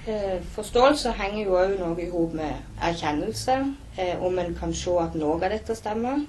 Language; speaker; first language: Norwegian; native; Norwegian